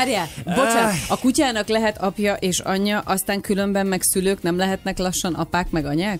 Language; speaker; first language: Hungarian; native; Hungarian